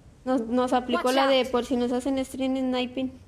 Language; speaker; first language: Spanish; native; Spanish